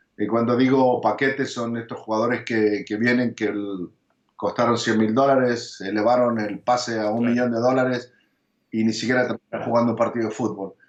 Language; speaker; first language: Spanish; early bilingual, heritage; Spanish